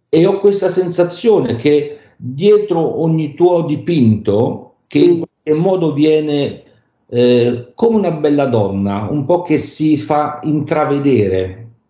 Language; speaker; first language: Italian; native; Italian